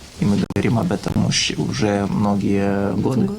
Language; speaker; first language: Russian; non-native, fluent; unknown